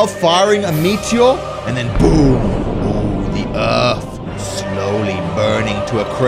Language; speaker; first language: English; native; English